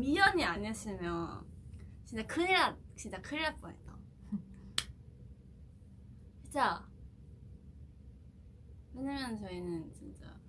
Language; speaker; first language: Korean; non-native, fluent; Thai